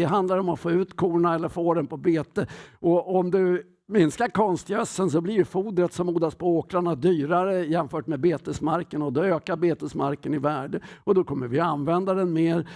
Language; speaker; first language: Swedish; native; Swedish